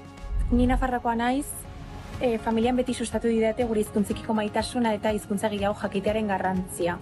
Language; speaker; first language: Basque; non-native, local second language; Spanish